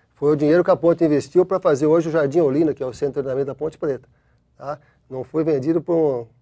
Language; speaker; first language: Portuguese; native; Portuguese